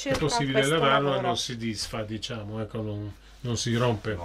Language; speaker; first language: Italian; native; Italian